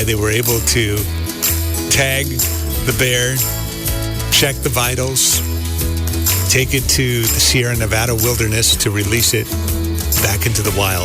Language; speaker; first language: English; native; English